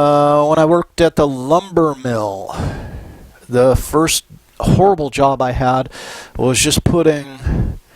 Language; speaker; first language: English; native; English